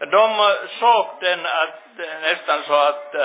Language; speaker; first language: Swedish; non-native, local second language; Finnish